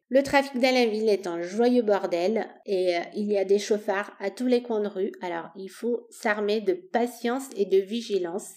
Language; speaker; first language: French; non-native, fluent; Romanian